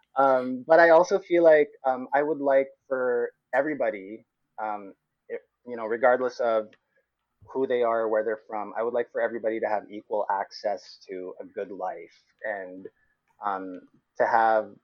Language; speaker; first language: English; non-native, local second language; Cebuano